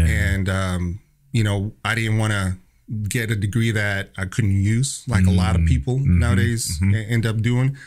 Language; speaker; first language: English; native; English